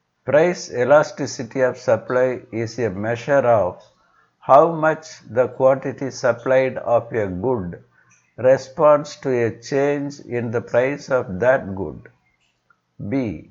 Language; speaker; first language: English; non-native, local second language; Tamil